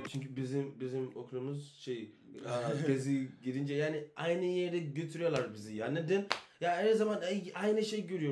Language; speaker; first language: Turkish; non-native, learner; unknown